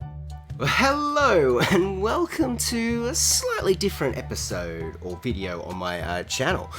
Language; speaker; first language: English; native; English